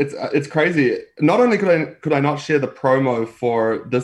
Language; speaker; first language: English; native; English